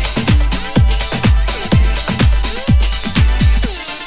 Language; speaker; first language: English; native; English